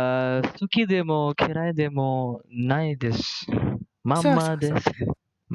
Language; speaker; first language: Japanese; non-native, learner; Malay